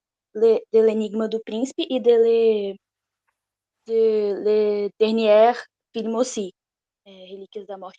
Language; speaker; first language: French; non-native, learner; Portuguese